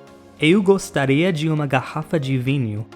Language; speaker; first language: Portuguese; non-native, fluent; English